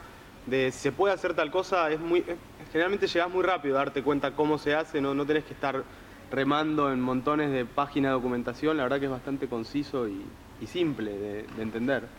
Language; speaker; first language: Spanish; native; Spanish